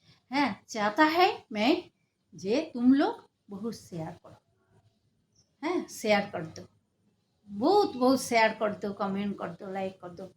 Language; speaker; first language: Hindi; non-native, learner; Bangla